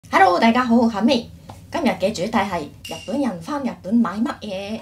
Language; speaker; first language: Cantonese; non-native, fluent; Japanese